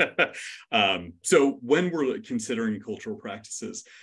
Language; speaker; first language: English; native; English